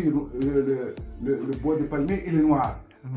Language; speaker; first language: French; non-native, local second language; Arabic